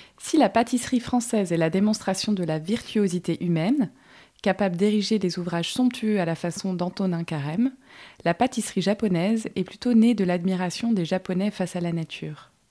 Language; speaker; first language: French; native; French